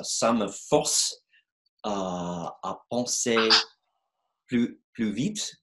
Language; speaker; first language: French; non-native, fluent; English